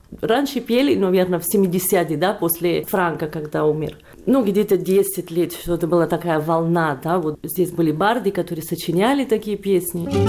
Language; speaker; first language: Russian; non-native, fluent; Catalan